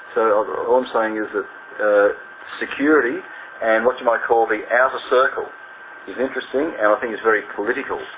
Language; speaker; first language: English; native; English